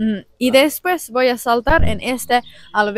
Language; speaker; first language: Spanish; non-native, learner; Finnish